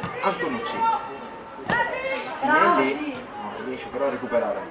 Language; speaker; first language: Italian; native; Italian